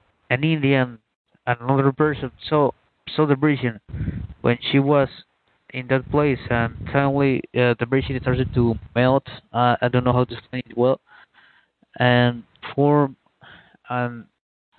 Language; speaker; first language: English; non-native, fluent; Spanish